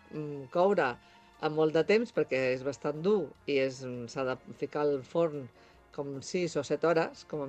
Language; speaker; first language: Catalan; native; Catalan